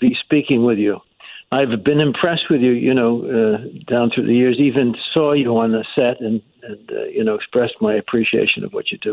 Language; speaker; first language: English; native; English